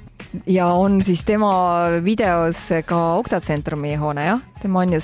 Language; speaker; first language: Estonian; native; Estonian